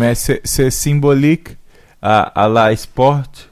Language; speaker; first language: French; non-native, learner; Portuguese